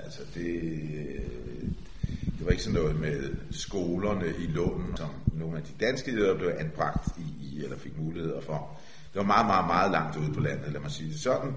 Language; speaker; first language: Danish; early bilingual, other home language; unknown